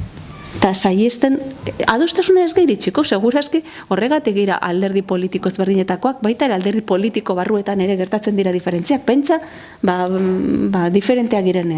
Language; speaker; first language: Basque; native; Basque